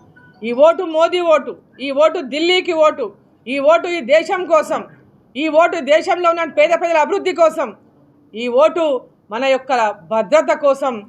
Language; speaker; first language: Telugu; native; Telugu